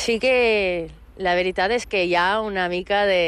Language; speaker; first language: Catalan; non-native, fluent; Portuguese